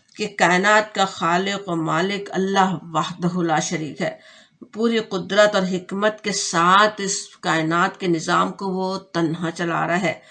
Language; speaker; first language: Urdu; native; Urdu